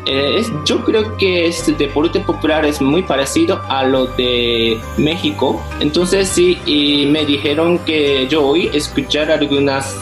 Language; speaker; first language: Spanish; non-native, fluent; Japanese